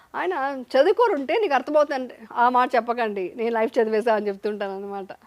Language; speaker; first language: Telugu; native; Telugu